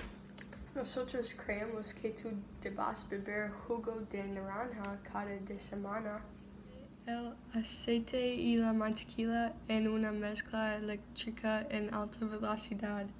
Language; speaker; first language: Spanish; non-native, learner; English